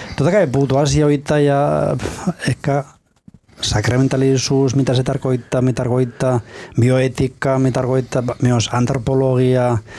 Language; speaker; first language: Finnish; non-native, fluent; Spanish